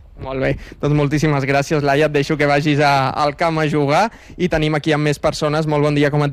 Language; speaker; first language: Catalan; native; Catalan